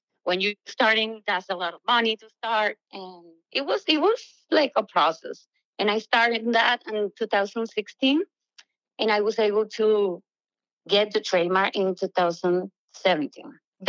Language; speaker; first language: English; non-native, fluent; Spanish